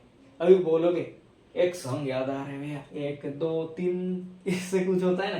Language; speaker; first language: Hindi; non-native, local second language; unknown